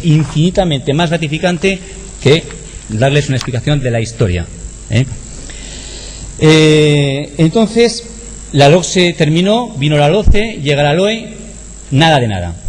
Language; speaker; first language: Spanish; native; Spanish